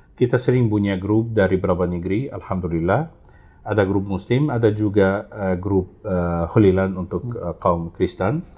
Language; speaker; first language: Indonesian; non-native, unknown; Arabic